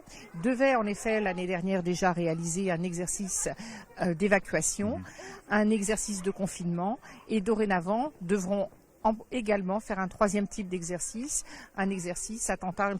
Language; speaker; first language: French; native; French